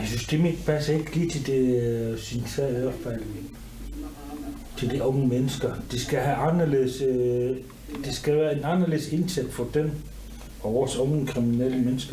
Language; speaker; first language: Danish; non-native, local second language; Kalaallisut